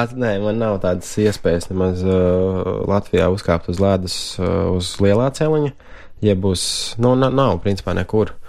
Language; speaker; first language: Latvian; native; Latvian